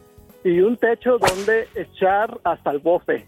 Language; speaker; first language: Spanish; native; Spanish